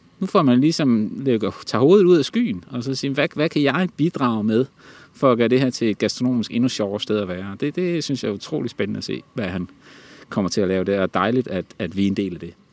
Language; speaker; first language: Danish; native; Danish